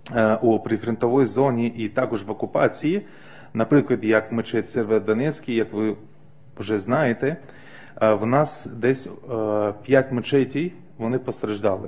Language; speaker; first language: Ukrainian; non-native, fluent; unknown